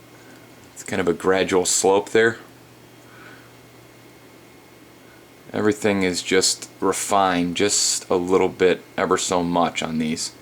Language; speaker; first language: English; native; English